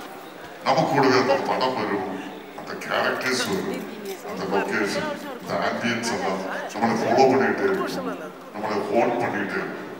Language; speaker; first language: Tamil; non-native, fluent; Malayalam